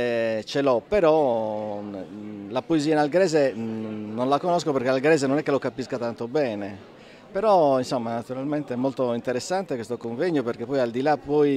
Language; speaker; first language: Italian; non-native, local second language; Sardinian